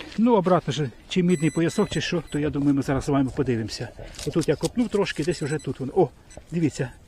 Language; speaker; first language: Ukrainian; native; Ukrainian